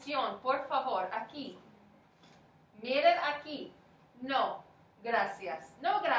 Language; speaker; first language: Spanish; non-native, fluent; English